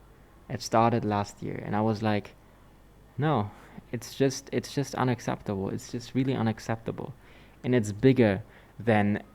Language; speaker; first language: English; non-native, fluent; German